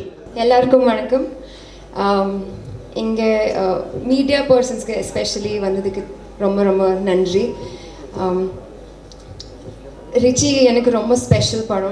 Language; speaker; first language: Tamil; non-native, learner; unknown